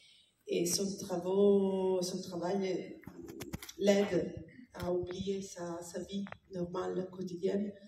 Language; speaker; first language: French; non-native, learner; Italian